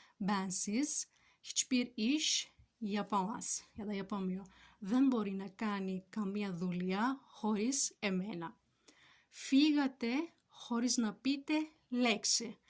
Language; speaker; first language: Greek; non-native, fluent; Turkish